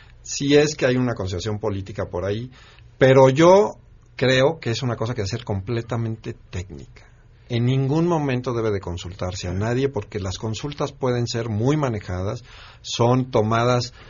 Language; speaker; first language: Spanish; native; Spanish